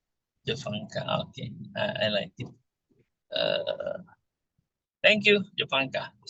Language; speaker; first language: English; non-native, fluent; Indonesian